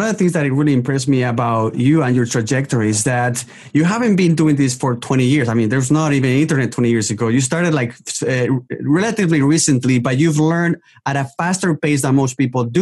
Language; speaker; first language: English; non-native, fluent; Spanish